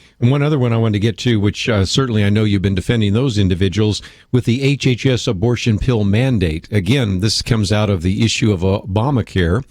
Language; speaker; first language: English; native; English